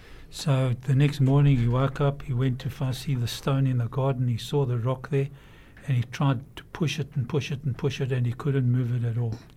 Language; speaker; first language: English; native; English